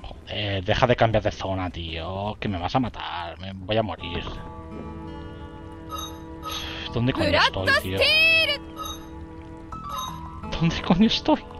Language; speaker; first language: Spanish; native; Spanish